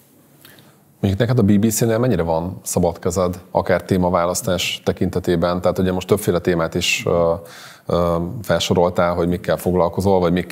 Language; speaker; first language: Hungarian; native; Hungarian